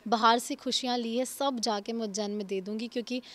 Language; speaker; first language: Hindi; native; Hindi